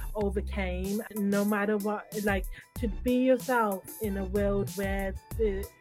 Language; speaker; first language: English; native; English